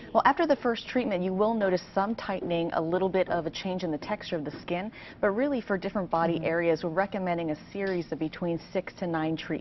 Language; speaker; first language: English; native; English